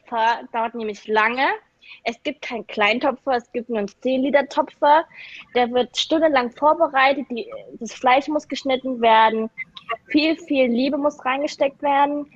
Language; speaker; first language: German; native; German